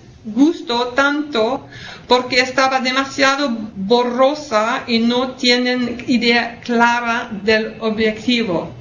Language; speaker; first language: Spanish; non-native, fluent; French